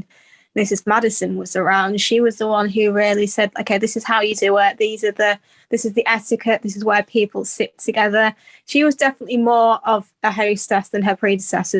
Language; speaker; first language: English; native; English